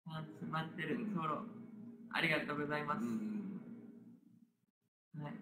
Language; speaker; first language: Japanese; non-native, learner; Korean